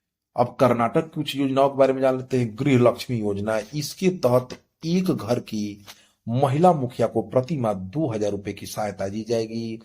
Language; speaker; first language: Hindi; native; Hindi